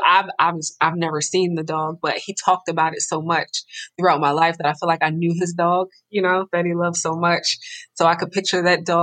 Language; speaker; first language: English; native; English